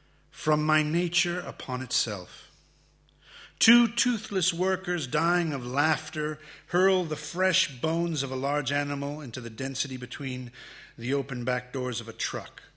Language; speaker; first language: English; early bilingual, other home language; Spanish